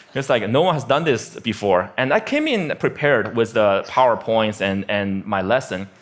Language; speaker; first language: English; non-native, fluent; Chinese